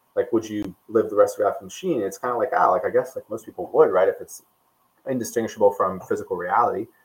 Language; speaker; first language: English; non-native, fluent; Portuguese